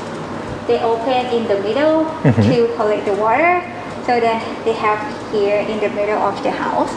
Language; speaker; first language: English; non-native, learner; Thai